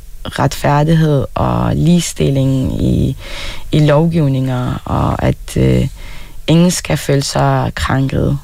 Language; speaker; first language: Danish; non-native, fluent; Arabic